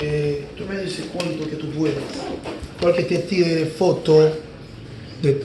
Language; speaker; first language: Spanish; non-native, learner; Haitian Creole